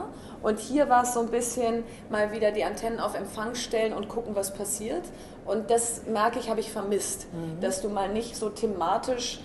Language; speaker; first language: German; native; German